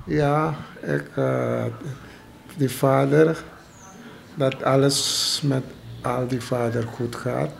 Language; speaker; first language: Dutch; non-native, local second language; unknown